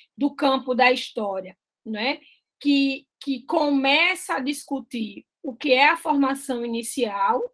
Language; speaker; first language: Portuguese; native; Portuguese